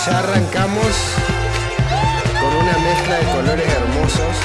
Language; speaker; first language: Spanish; native; Spanish